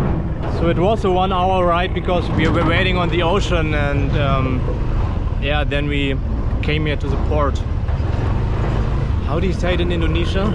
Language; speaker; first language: English; non-native, fluent; German